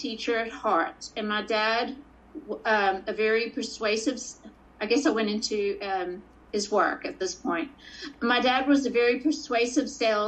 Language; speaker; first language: English; native; English